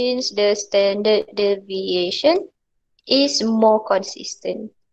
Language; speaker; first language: English; non-native, local second language; Malay